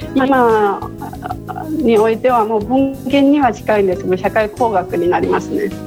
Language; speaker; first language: Japanese; non-native, fluent; Chinese